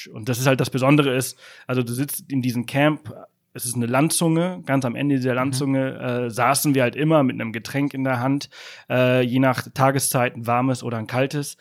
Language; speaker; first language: German; native; German